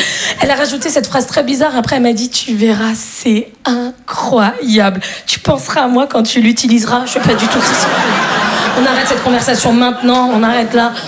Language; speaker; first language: French; native; French